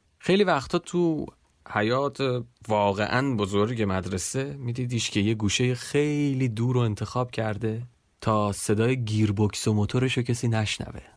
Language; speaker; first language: Persian; native; Persian